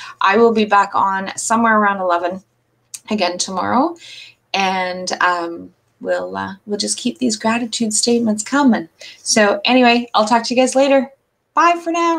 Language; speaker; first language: English; native; English